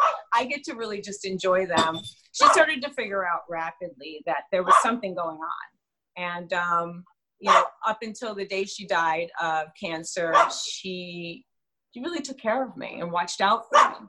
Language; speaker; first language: English; native; English